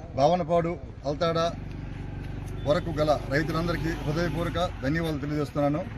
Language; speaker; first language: Telugu; native; Telugu